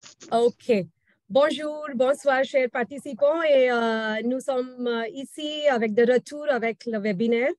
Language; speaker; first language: French; non-native, fluent; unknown